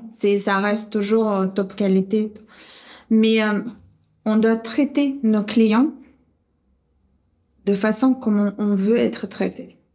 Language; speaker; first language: French; non-native, fluent; Russian